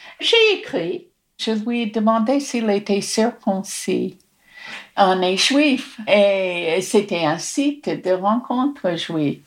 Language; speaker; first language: French; non-native, fluent; English